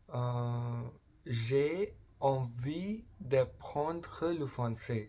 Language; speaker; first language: French; non-native, learner; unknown